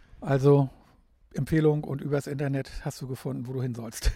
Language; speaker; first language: German; native; German